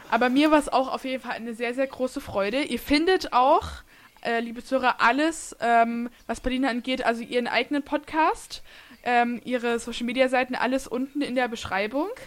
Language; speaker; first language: German; native; German